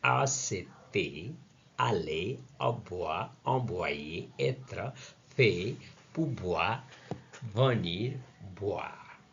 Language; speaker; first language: French; non-native, learner; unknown